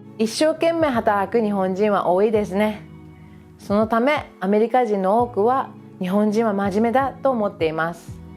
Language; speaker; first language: Japanese; native; Japanese